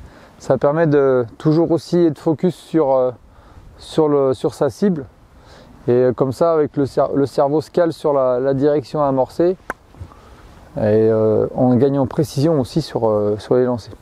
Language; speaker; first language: French; native; French